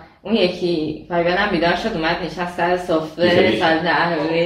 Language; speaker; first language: Spanish; non-native, learner; Persian